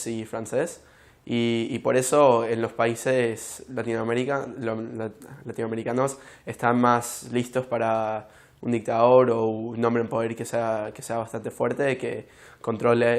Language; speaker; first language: Spanish; early bilingual, heritage; Spanish